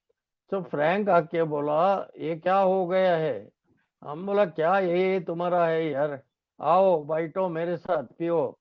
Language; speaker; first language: Hindi; non-native, local second language; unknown